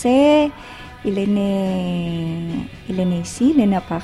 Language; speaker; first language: French; non-native, learner; Indonesian